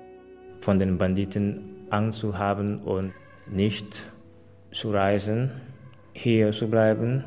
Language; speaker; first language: German; non-native, fluent; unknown